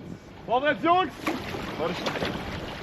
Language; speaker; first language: German; native; German